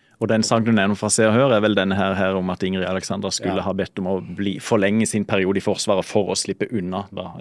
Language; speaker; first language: Norwegian; native; Norwegian